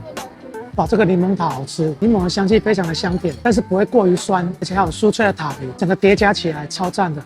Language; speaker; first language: Chinese; native; Chinese